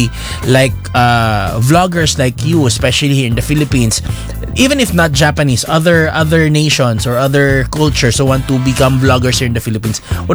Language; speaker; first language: English; non-native, local second language; Cebuano